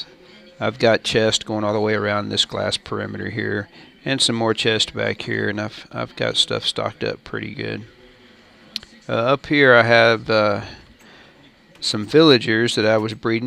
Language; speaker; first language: English; native; English